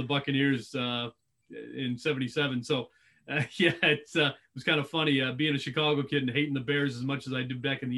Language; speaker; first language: English; native; English